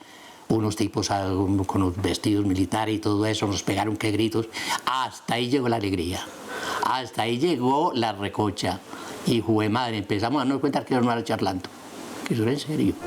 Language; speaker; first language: Spanish; native; Spanish